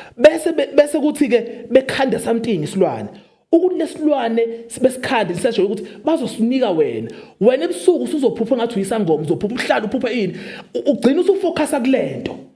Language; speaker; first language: Zulu; native; Zulu